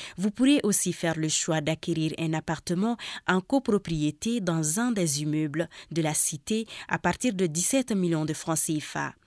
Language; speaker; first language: French; non-native, local second language; Bambara